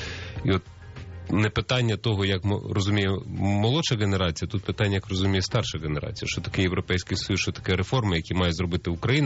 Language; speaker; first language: Ukrainian; native; Ukrainian